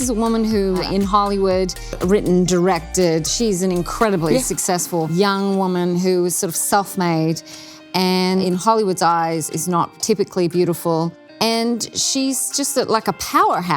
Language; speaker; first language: English; native; English